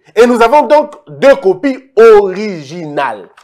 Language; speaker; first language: French; non-native, local second language; Lingala